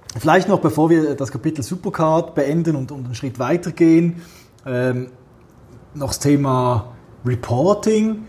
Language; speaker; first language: German; native; German